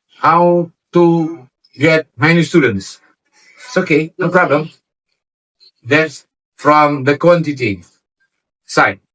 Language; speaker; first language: English; non-native, learner; Indonesian